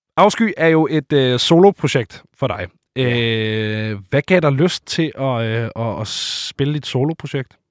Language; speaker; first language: Danish; native; Danish